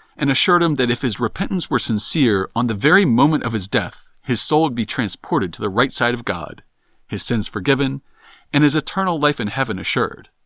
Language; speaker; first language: English; native; English